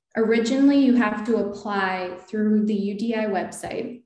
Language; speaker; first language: English; native; English